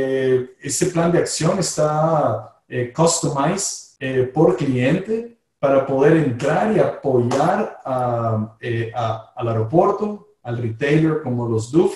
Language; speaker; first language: Portuguese; non-native, fluent; Spanish